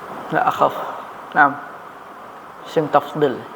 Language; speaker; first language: Arabic; non-native, fluent; Indonesian